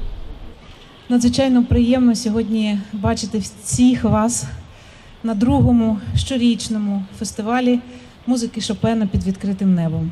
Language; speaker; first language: Ukrainian; native; Ukrainian